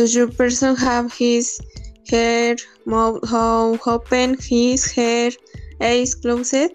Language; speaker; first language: English; non-native, learner; Spanish